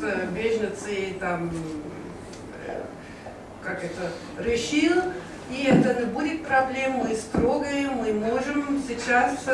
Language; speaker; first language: Russian; non-native, learner; German